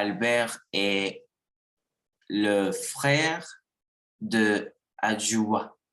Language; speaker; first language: French; non-native, learner; Spanish